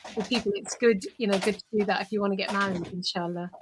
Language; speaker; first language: English; early bilingual, other home language; Urdu